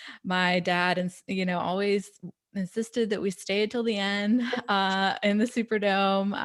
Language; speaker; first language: English; native; English